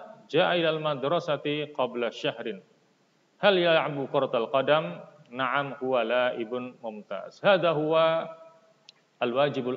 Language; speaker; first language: Arabic; non-native, fluent; Indonesian